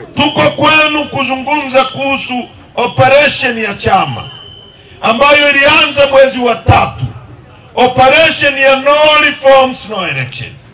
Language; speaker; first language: Swahili; native; Swahili